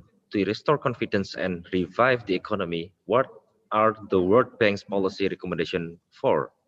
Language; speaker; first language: English; non-native, local second language; Indonesian